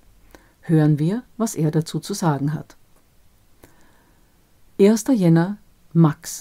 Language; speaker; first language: German; native; German